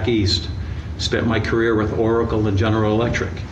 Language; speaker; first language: English; native; English